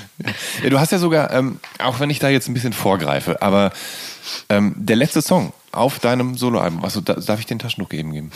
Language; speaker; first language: German; native; German